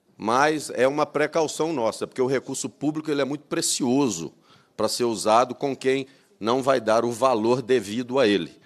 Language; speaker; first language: Portuguese; native; Portuguese